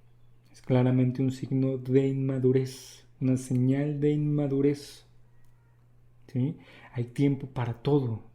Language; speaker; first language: Spanish; native; Spanish